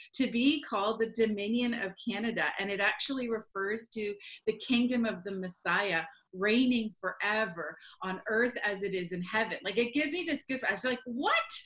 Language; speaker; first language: English; native; English